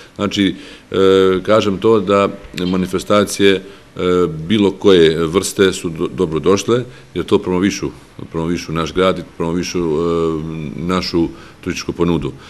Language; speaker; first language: Bosnian; non-native, local second language; Albanian